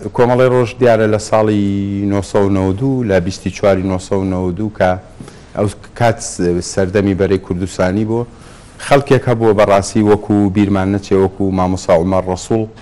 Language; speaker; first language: Central Kurdish; native; Central Kurdish